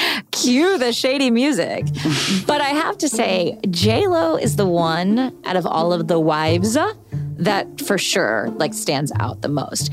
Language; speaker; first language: English; native; English